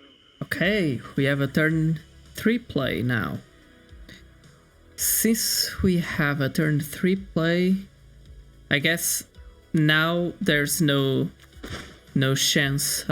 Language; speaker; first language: English; non-native, fluent; Portuguese